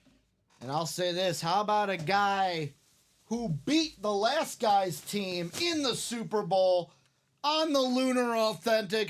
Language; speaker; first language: English; native; English